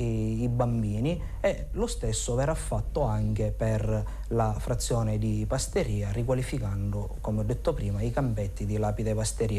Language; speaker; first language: Italian; native; Italian